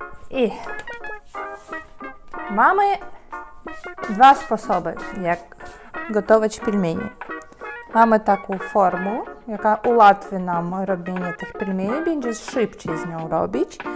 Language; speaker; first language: Polish; non-native, fluent; Ukrainian